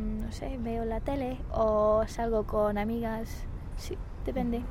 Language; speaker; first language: Spanish; non-native, fluent; English